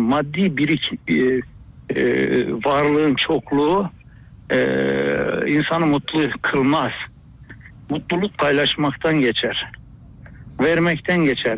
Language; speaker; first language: Turkish; native; Turkish